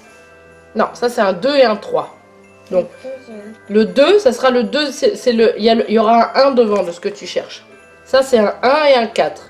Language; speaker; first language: French; native; French